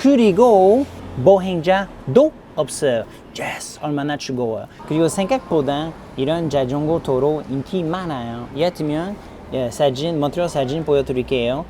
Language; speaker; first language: Korean; non-native, learner; English